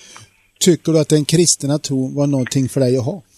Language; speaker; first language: Swedish; native; Swedish